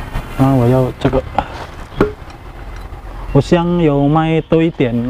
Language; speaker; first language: Chinese; non-native, learner; Indonesian